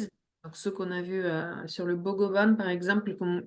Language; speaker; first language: French; non-native, fluent; Russian